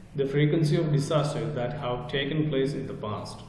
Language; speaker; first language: English; non-native, local second language; Malayalam